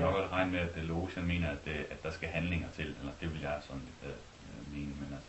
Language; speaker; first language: Danish; native; Danish